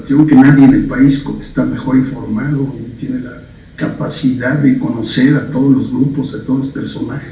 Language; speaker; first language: Spanish; native; Spanish